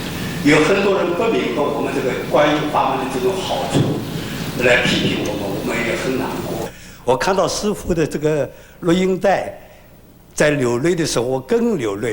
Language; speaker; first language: Chinese; early bilingual, heritage; Chinese